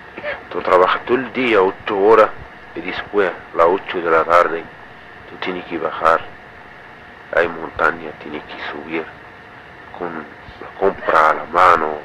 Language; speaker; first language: Spanish; non-native, fluent; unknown